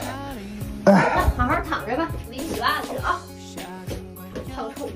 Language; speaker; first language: Chinese; native; Chinese